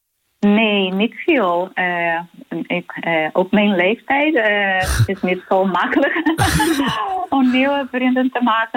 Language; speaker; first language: Dutch; non-native, learner; Portuguese